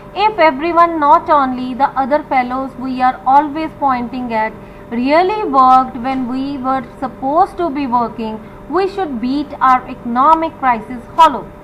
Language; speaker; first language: English; non-native, local second language; Punjabi